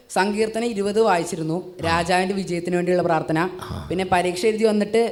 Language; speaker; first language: Malayalam; native; Malayalam